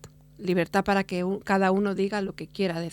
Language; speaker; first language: Spanish; native; Spanish